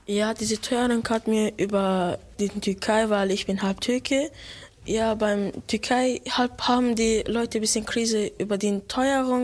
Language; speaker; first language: German; early bilingual, other home language; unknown